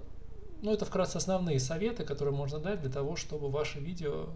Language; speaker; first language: Russian; native; Russian